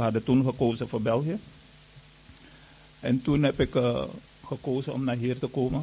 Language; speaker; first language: Dutch; non-native, fluent; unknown